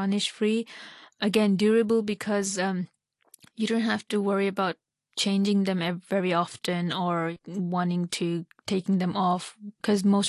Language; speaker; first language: English; non-native, local second language; Urdu